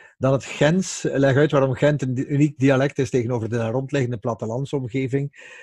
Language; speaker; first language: Dutch; native; Dutch